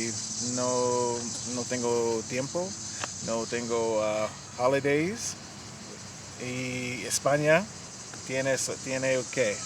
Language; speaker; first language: Spanish; non-native, learner; English